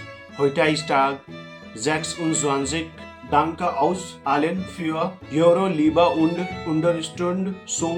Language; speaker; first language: German; non-native, learner; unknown